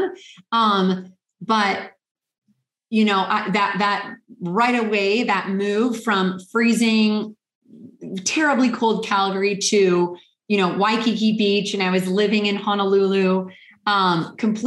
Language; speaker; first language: English; native; English